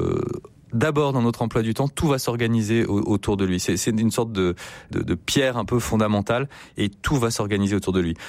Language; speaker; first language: French; native; French